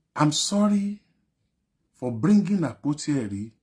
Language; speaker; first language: English; non-native, local second language; Yoruba